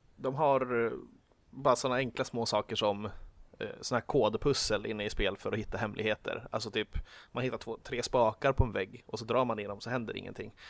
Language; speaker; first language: Swedish; native; Swedish